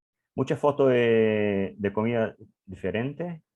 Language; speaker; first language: Spanish; non-native, learner; English